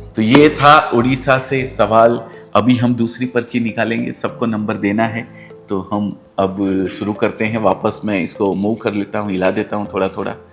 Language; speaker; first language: Hindi; native; Hindi